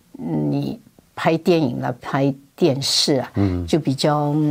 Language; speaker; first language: Chinese; non-native, fluent; Wu Chinese